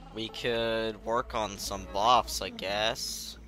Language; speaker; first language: English; native; English